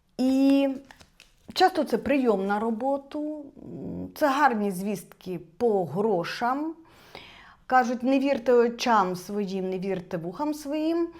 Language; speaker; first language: Ukrainian; non-native, local second language; Russian